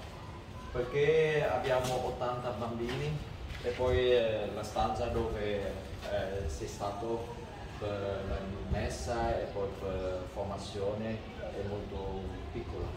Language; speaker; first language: Italian; non-native, fluent; Vietnamese